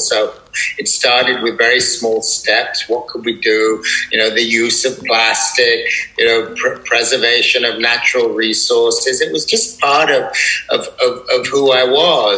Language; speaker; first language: English; native; English